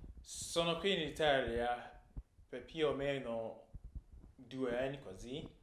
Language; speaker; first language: Italian; non-native, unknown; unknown